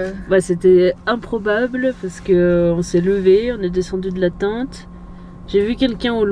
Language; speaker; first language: French; native; French